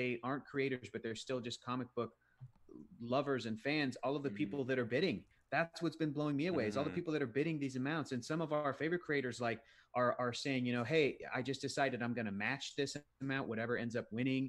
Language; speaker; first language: English; native; English